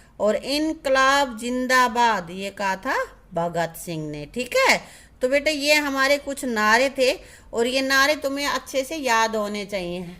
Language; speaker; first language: Hindi; native; Hindi